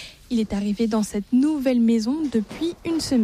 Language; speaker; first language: French; native; French